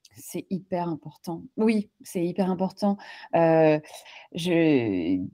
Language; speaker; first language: French; native; French